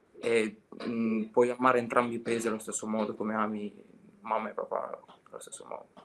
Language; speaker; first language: Italian; early bilingual, other home language; Albanian